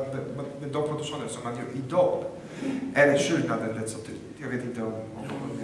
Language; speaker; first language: Swedish; non-native, fluent; Polish